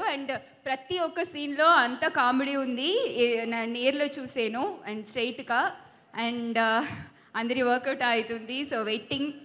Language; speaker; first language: Telugu; non-native, learner; Tamil